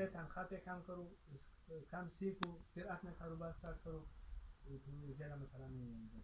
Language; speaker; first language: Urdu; non-native, local second language; Pashto